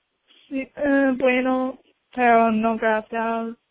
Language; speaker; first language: Spanish; non-native, learner; English